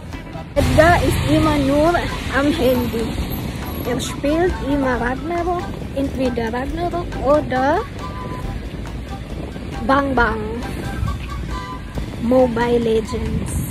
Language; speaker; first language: German; non-native, learner; Cebuano